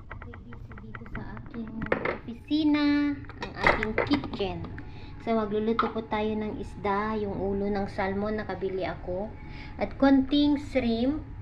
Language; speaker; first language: Filipino; non-native, local second language; Iloko